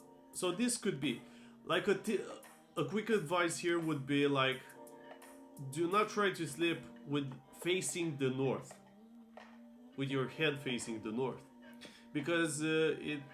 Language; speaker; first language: English; non-native, fluent; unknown